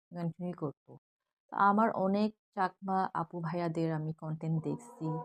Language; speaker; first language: Bangla; non-native, local second language; Chakma